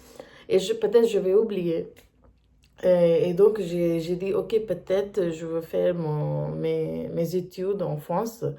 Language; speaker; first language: French; non-native, learner; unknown